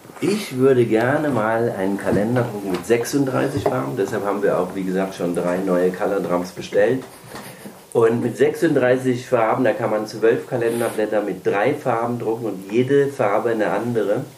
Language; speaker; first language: German; native; German